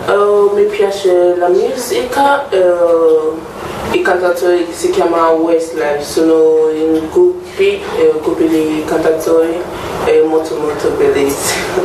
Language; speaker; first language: Italian; non-native, learner; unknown